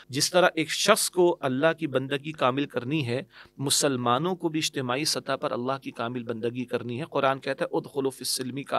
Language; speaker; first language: Urdu; native; Urdu